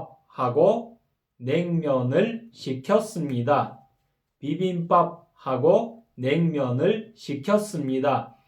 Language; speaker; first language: Korean; non-native, fluent; Kyrgyz